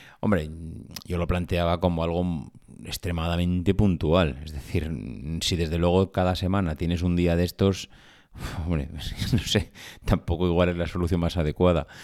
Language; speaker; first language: Spanish; native; Spanish